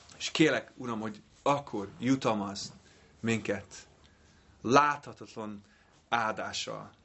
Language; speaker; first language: Hungarian; non-native, fluent; English